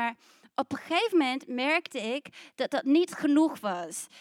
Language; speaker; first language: Dutch; non-native, fluent; English